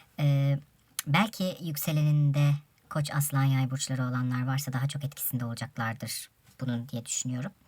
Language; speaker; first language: Turkish; native; Turkish